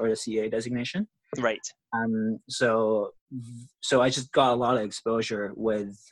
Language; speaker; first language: English; non-native, local second language; Filipino